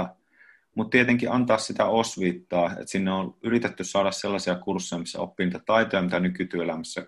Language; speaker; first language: Finnish; native; Finnish